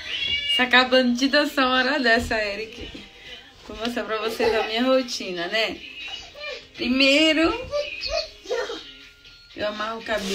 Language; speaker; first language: Portuguese; native; Portuguese